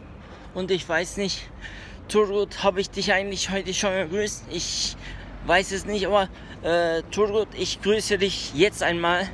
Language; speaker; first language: German; early bilingual, other home language; Turkish